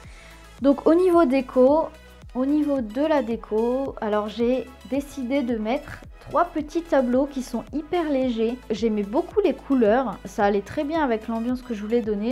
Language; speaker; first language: French; native; French